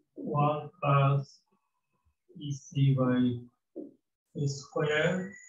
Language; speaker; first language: English; non-native, local second language; Bangla